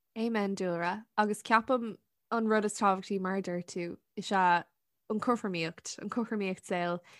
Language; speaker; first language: Irish; non-native, local second language; English